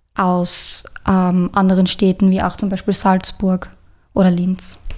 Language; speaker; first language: German; native; German